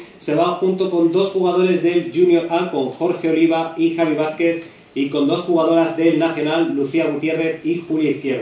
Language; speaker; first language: Spanish; native; Spanish